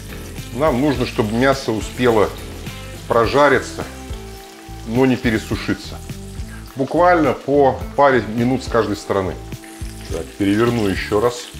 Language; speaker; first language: Russian; native; Russian